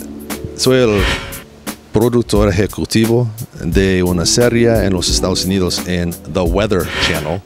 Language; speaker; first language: Spanish; non-native, learner; English